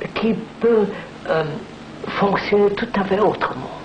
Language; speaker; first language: French; non-native, fluent; Telugu